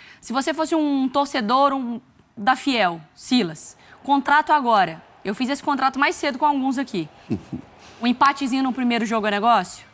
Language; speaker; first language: Portuguese; native; Portuguese